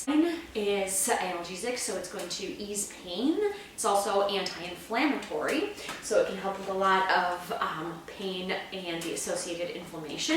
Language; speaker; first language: English; native; English